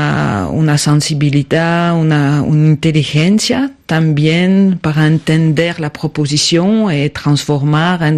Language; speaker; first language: Spanish; non-native, learner; French